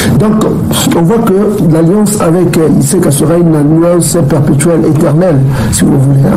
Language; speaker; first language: French; non-native, local second language; Kongo